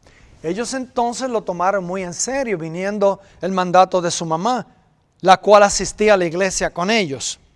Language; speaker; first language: Spanish; native; Spanish